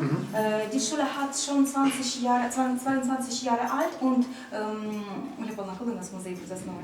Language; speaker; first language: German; non-native, learner; Ukrainian